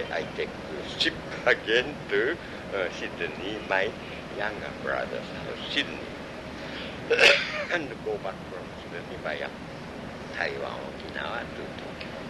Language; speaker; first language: English; non-native, learner; Japanese